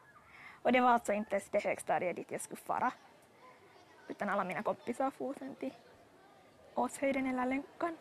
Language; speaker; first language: Swedish; native; Swedish